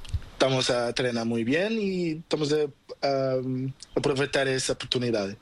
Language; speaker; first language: Spanish; non-native, learner; Portuguese